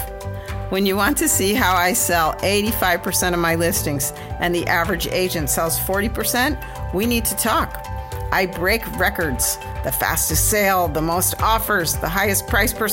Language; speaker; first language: English; native; English